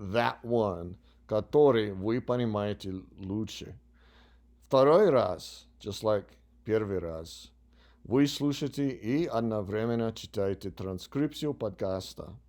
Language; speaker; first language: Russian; non-native, learner; English